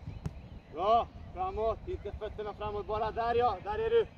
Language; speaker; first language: Swedish; non-native, learner; Serbian